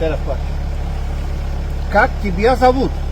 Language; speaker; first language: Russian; non-native, learner; Slovak